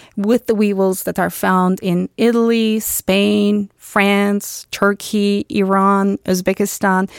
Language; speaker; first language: English; non-native, fluent; Turkish